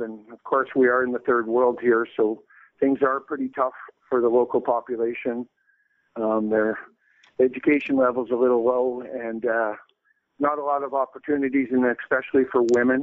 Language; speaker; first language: English; native; English